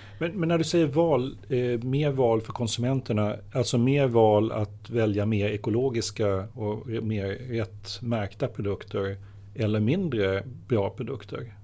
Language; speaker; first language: Swedish; native; Swedish